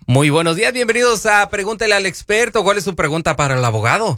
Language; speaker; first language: Spanish; native; Spanish